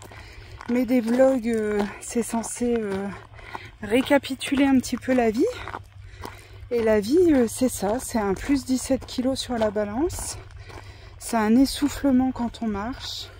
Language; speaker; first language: French; native; French